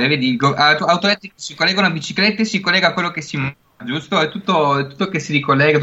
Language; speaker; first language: Italian; native; Italian